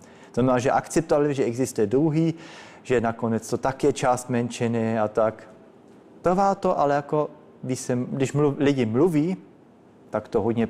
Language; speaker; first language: Czech; early bilingual, heritage; Czech